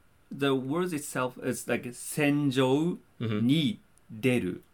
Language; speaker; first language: English; non-native, fluent; Japanese